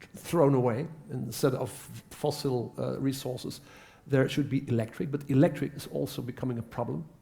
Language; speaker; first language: English; non-native, fluent; Dutch